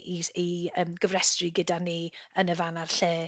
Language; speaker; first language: Welsh; native; Welsh